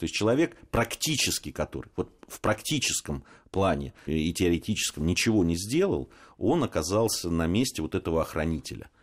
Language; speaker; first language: Russian; native; Russian